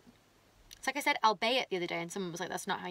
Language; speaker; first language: English; native; English